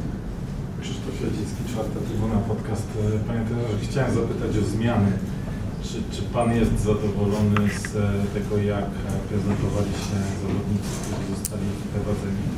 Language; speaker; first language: Polish; native; Polish